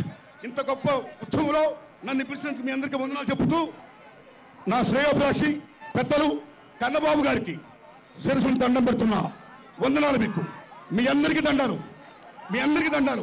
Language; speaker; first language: Telugu; native; Telugu